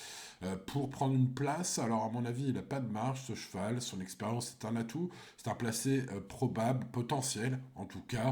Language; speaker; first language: French; native; French